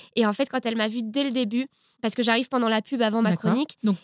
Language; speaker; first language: French; native; French